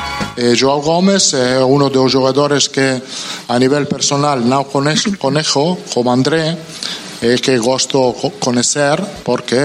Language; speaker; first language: Portuguese; non-native, learner; Italian